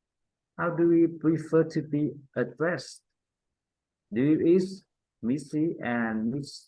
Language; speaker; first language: English; non-native, learner; Vietnamese